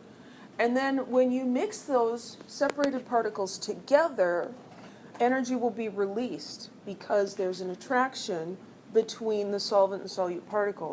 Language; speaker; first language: English; native; English